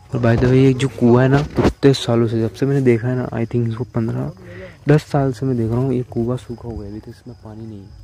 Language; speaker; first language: Hindi; non-native, local second language; Marwari